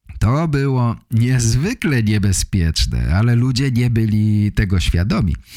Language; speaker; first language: Polish; native; Polish